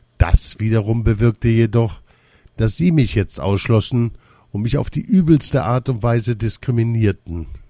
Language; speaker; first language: German; early bilingual, other home language; Russian